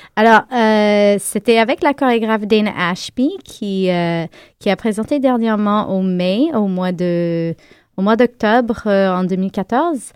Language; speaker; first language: French; native; French